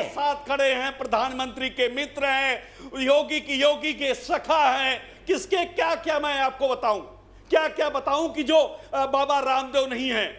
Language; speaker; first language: Hindi; native; Hindi